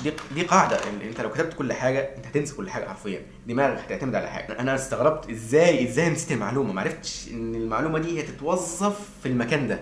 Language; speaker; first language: Arabic; native; Arabic